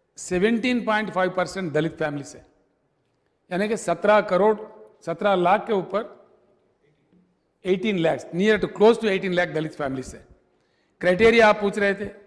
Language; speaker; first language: Hindi; non-native, local second language; Telugu